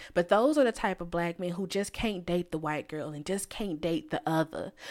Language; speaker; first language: English; native; English